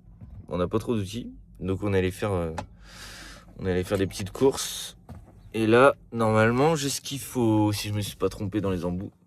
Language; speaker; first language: French; native; French